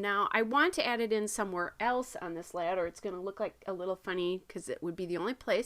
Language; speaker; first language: English; native; English